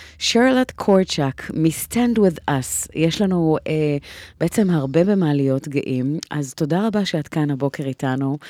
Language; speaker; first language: Hebrew; native; Hebrew